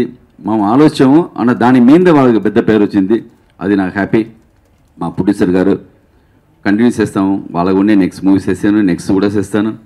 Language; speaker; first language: Telugu; non-native, local second language; Tamil